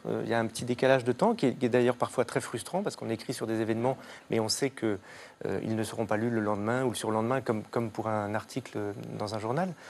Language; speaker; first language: French; native; French